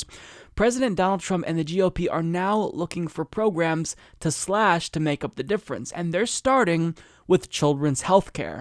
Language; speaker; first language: English; native; English